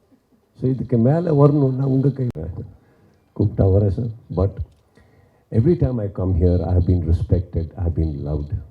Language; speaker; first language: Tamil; non-native, local second language; Kannada